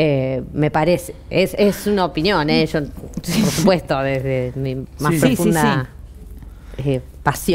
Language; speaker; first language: Spanish; native; Spanish